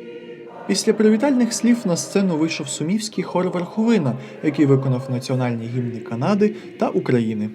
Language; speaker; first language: Ukrainian; native; Ukrainian